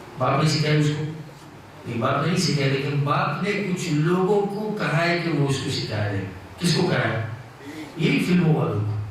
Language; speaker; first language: Urdu; non-native, local second language; Pashto